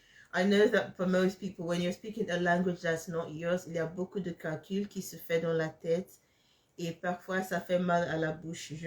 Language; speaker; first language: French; non-native, fluent; English